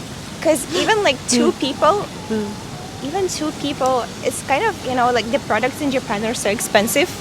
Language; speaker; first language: English; non-native, fluent; Russian